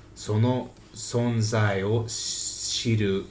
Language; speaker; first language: Japanese; non-native, learner; English